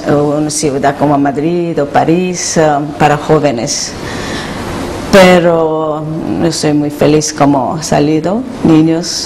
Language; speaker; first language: Spanish; non-native, learner; Korean